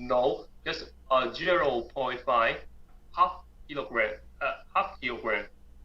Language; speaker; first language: English; non-native, learner; Chinese